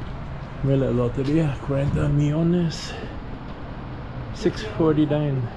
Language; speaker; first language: Spanish; non-native, fluent; English